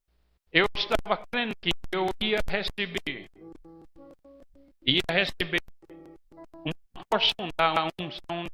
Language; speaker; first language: Portuguese; non-native, fluent; English